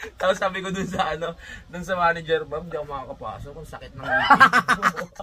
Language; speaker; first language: Filipino; non-native, local second language; Hiligaynon